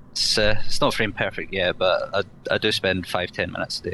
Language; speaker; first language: English; native; English